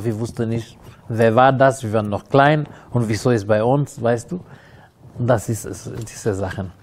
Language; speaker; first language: German; non-native, learner; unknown